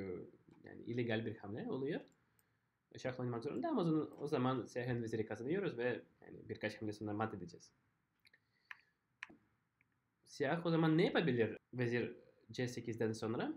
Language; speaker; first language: Turkish; non-native, fluent; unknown